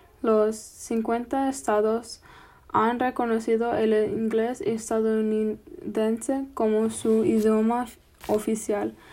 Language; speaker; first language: Spanish; non-native, fluent; English